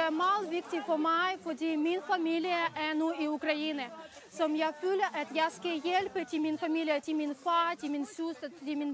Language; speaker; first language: Danish; non-native, learner; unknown